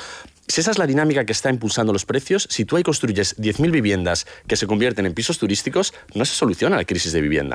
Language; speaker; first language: Spanish; native; Spanish